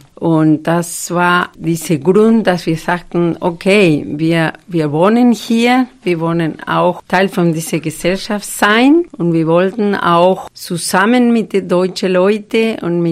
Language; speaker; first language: German; non-native, fluent; Spanish